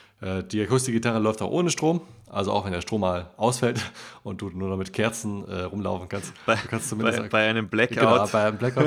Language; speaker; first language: German; native; German